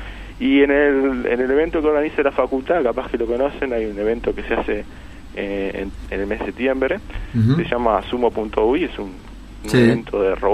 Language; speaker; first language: Spanish; native; Spanish